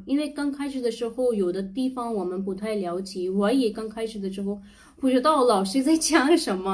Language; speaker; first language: Chinese; non-native, learner; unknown